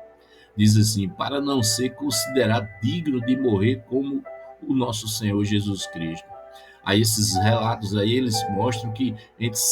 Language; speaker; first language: Portuguese; native; Portuguese